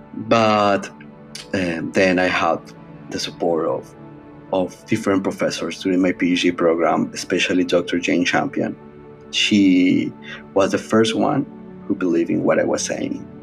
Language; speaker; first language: English; non-native, fluent; Spanish